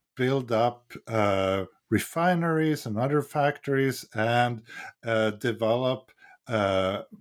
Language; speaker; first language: English; non-native, fluent; Swedish